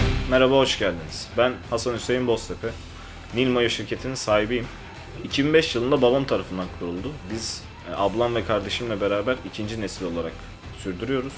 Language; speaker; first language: Turkish; native; Turkish